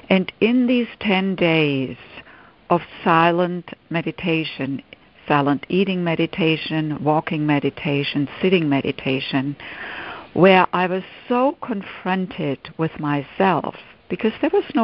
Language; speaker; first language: English; non-native, fluent; German